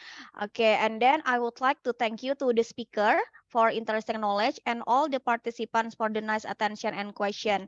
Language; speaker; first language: English; non-native, fluent; Indonesian